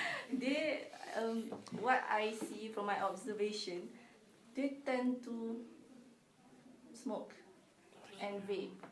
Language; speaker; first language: English; non-native, local second language; Malay